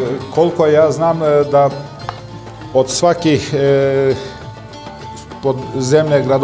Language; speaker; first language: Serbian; early bilingual, heritage; Turkish